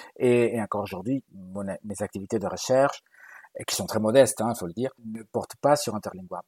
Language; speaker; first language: French; non-native, fluent; Galician